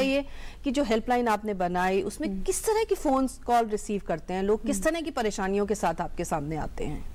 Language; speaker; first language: Hindi; native; Hindi